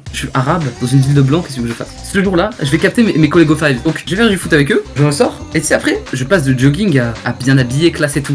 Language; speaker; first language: French; native; French